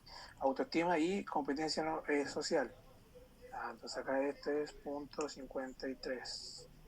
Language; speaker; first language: Spanish; native; Spanish